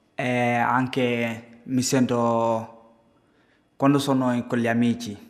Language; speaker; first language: Italian; non-native, learner; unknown